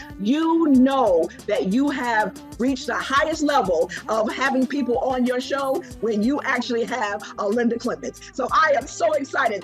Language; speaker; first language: English; native; English